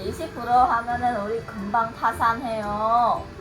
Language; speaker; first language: Korean; non-native, fluent; Vietnamese